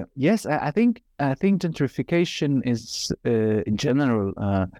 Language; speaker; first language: English; non-native, fluent; Arabic